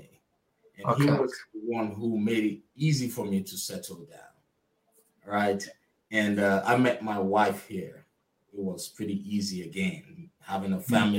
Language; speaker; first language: English; non-native, local second language; Igbo